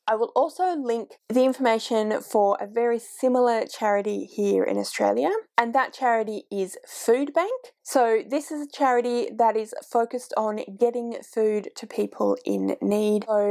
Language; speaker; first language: English; native; English